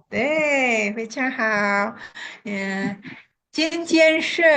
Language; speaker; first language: Chinese; non-native, fluent; Indonesian